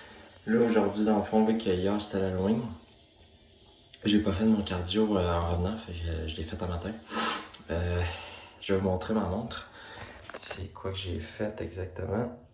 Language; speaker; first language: French; native; French